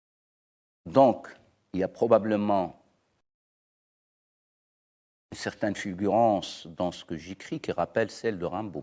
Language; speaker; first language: French; non-native, local second language; Arabic